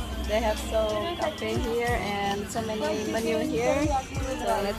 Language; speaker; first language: English; non-native, learner; Indonesian